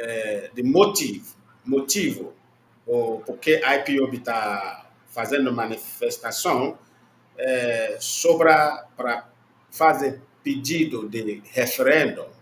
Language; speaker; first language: Portuguese; non-native, learner; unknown